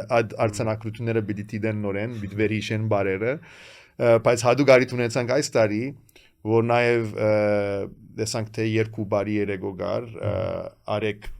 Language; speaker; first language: Armenian; early bilingual, heritage; Armenian